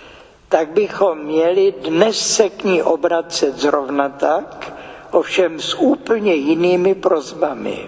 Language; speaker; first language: Czech; native; Czech